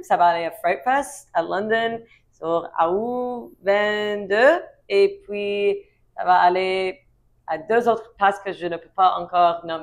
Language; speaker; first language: French; non-native, learner; English